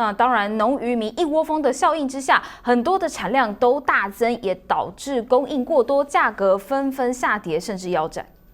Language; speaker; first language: Chinese; native; Chinese